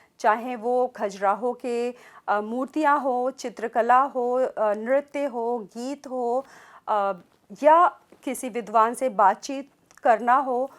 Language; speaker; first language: Hindi; native; Hindi